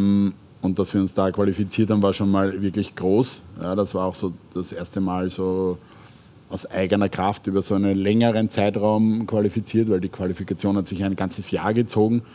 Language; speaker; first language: German; native; German